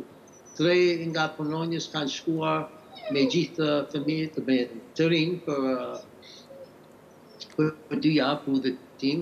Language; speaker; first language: Albanian; early bilingual, heritage; English